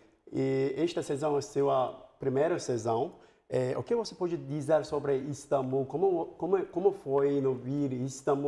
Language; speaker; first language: Portuguese; non-native, fluent; Turkish